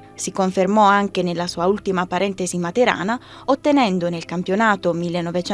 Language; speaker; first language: Italian; native; Italian